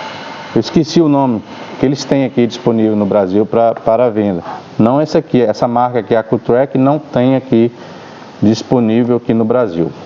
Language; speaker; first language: Portuguese; native; Portuguese